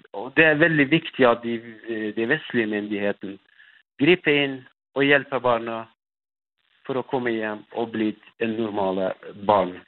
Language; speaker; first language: Danish; non-native, fluent; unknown